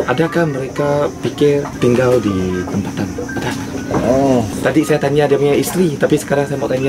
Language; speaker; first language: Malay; non-native, local second language; Chinese